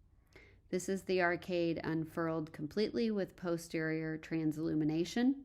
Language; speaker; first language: English; native; English